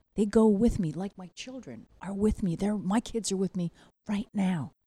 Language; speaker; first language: English; native; English